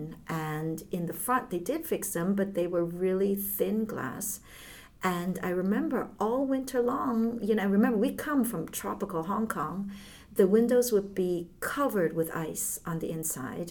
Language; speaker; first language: English; early bilingual, other home language; Cantonese